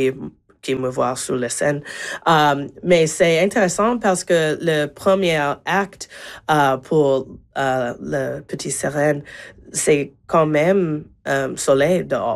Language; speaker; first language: French; non-native, learner; English